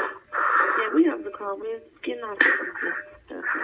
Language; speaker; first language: English; native; English